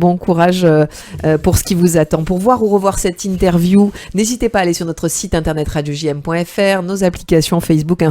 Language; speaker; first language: French; native; French